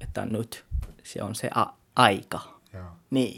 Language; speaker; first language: Finnish; non-native, learner; Tswana